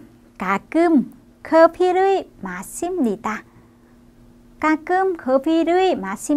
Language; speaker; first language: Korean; non-native, fluent; Vietnamese